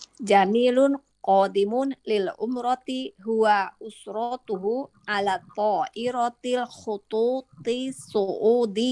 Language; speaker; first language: Arabic; non-native, learner; Indonesian